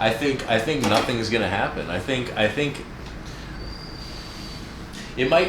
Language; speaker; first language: English; native; English